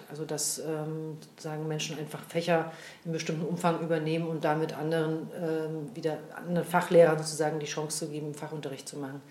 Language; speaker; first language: German; native; German